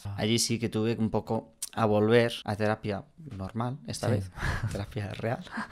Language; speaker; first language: Spanish; non-native, fluent; English